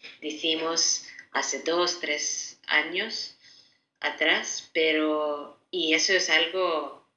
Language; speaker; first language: Spanish; non-native, fluent; Ukrainian